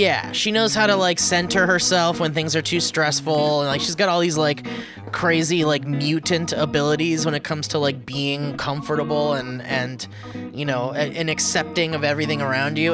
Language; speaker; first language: English; native; English